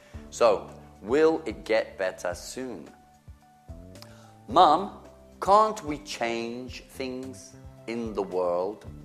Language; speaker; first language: English; native; English